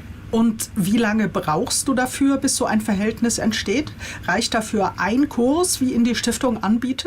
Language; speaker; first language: German; native; German